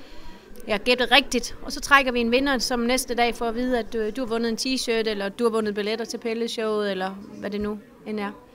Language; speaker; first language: Danish; native; Danish